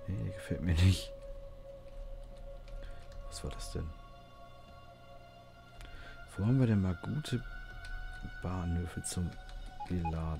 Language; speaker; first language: German; native; German